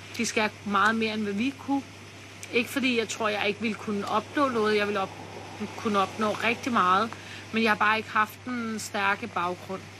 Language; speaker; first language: Danish; early bilingual, other home language; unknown